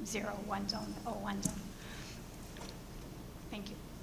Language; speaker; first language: English; native; English